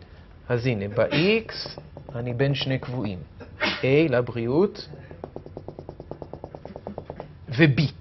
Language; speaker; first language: Hebrew; native; Hebrew